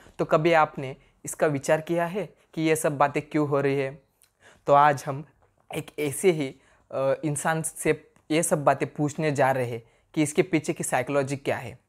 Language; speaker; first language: Hindi; non-native, local second language; Marathi